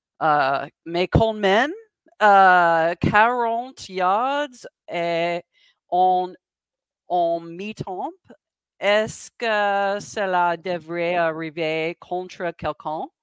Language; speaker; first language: French; non-native, learner; English